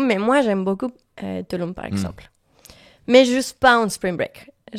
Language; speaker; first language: French; non-native, learner; Spanish